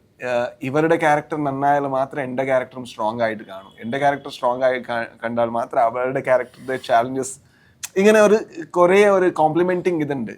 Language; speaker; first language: Malayalam; non-native, learner; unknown